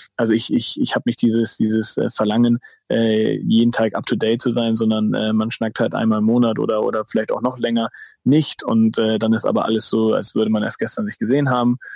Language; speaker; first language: German; native; German